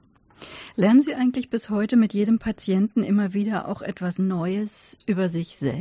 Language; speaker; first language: German; native; German